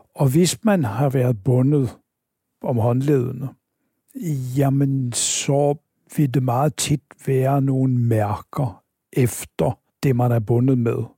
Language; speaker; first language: Danish; native; Danish